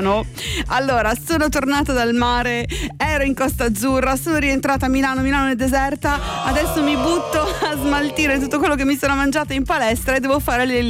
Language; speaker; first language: Italian; native; Italian